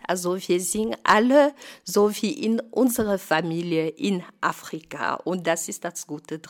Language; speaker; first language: German; non-native, fluent; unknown